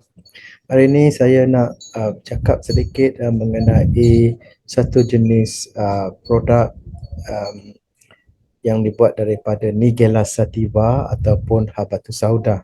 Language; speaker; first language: Malay; native; Malay